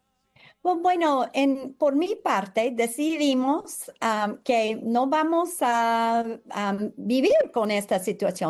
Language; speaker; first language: Spanish; non-native, fluent; English